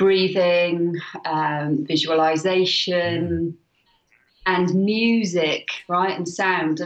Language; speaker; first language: English; native; English